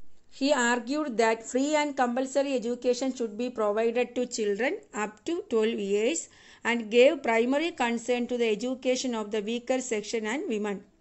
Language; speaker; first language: English; non-native, local second language; Malayalam